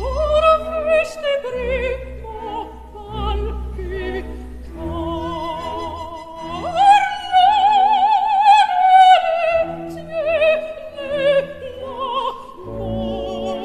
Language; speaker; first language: English; non-native, local second language; Yoruba